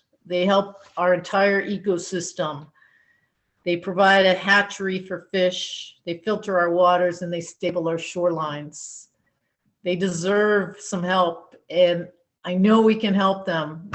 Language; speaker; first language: English; native; English